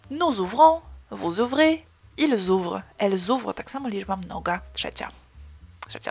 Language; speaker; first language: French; non-native, fluent; Polish